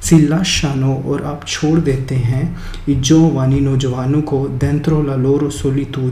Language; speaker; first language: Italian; non-native, fluent; Urdu